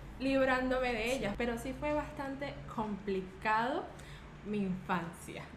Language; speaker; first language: Spanish; native; Spanish